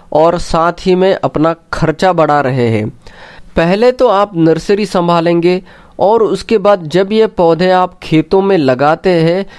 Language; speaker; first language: Hindi; non-native, local second language; Marathi